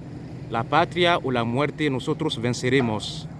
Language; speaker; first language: Spanish; non-native, fluent; French